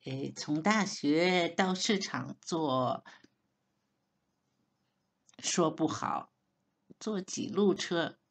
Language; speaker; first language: Chinese; non-native, learner; Hebrew